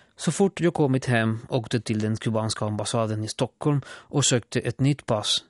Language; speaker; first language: Swedish; non-native, fluent; Spanish